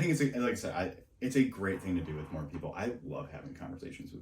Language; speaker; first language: English; native; English